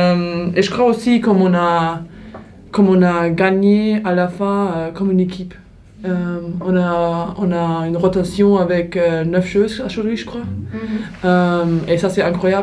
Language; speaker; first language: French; non-native, learner; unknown